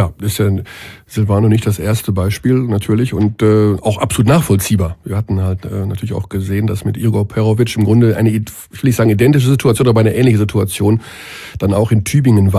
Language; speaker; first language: German; native; German